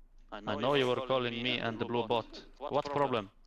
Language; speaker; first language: English; non-native, fluent; Icelandic